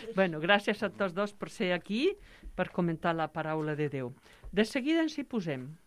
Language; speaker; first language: Catalan; native; Catalan